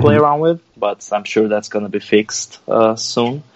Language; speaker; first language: English; non-native, fluent; Spanish